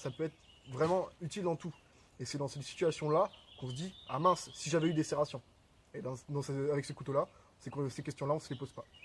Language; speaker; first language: French; native; French